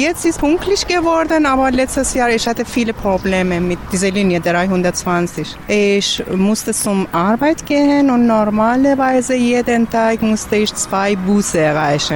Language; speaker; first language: German; non-native, learner; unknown